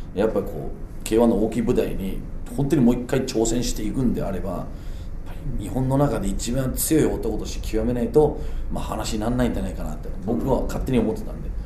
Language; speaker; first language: Japanese; non-native, fluent; Danish